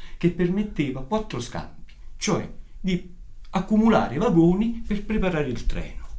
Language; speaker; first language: Italian; native; Italian